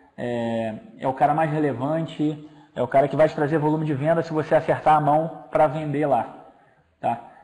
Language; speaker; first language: Portuguese; native; Portuguese